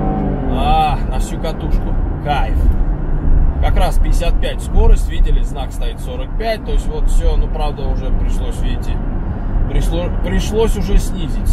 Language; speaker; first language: Russian; native; Russian